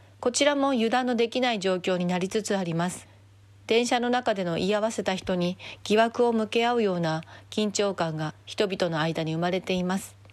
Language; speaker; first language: Japanese; native; Japanese